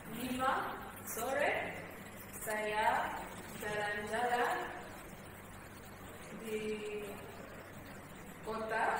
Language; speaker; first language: Indonesian; non-native, learner; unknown